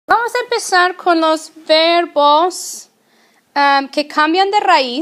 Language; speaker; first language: Spanish; non-native, fluent; English